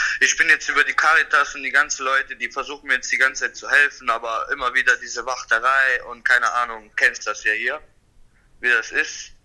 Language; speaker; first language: German; early bilingual, other home language; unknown